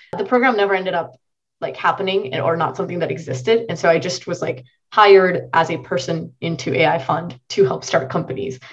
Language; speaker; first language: English; non-native, local second language; Marathi